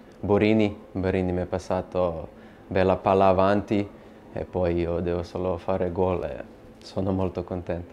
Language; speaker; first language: Italian; non-native, fluent; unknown